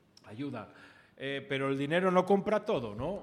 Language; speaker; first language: Spanish; native; Spanish